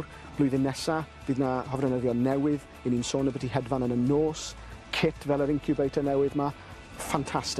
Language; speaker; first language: Welsh; native; Welsh